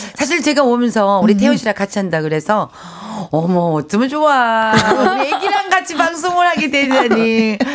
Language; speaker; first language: Korean; native; Korean